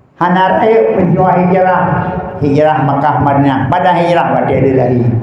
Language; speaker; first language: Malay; non-native, local second language; Achinese